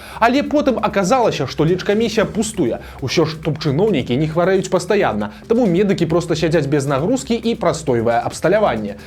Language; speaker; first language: Belarusian; native; Belarusian